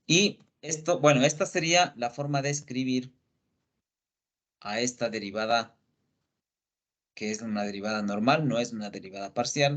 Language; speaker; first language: Spanish; native; Spanish